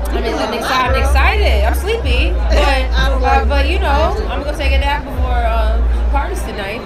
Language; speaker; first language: English; native; English